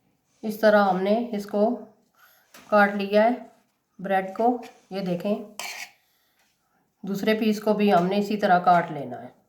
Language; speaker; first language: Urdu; non-native, local second language; Punjabi